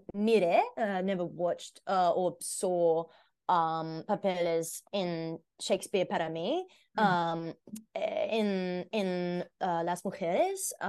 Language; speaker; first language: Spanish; non-native, learner; English